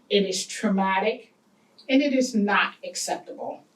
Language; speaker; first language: English; native; English